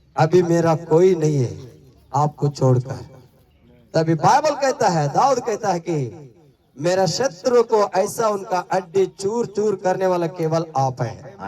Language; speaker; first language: Hindi; non-native, local second language; Kannada